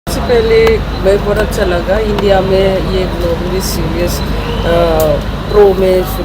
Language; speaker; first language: Hindi; non-native, local second language; Manipuri